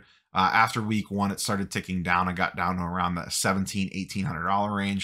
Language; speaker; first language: English; native; English